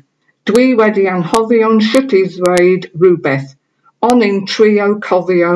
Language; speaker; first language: Welsh; non-native, learner; English